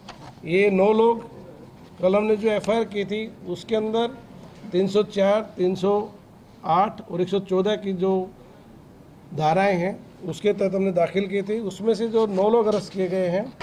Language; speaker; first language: Hindi; non-native, local second language; Gujarati